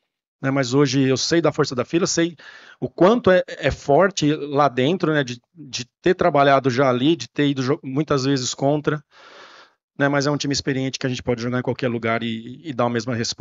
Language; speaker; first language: Portuguese; native; Portuguese